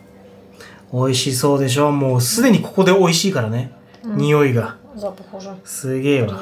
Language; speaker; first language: Japanese; native; Japanese